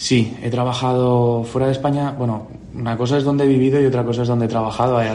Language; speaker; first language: Spanish; native; Spanish